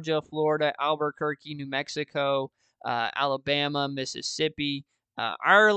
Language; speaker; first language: English; native; English